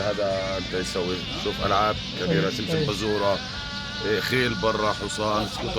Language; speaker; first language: Arabic; native; Arabic